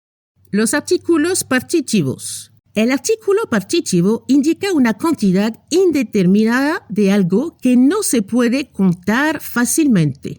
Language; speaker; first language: Spanish; non-native, fluent; French